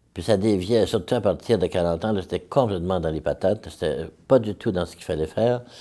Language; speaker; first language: French; native; French